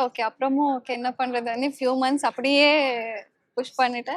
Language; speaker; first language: Tamil; non-native, learner; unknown